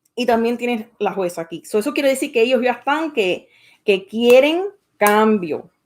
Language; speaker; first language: Spanish; early bilingual, heritage; Spanish